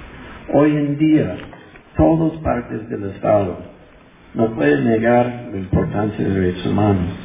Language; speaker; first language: Spanish; non-native, fluent; English